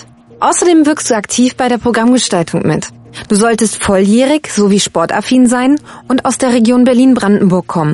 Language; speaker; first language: German; native; German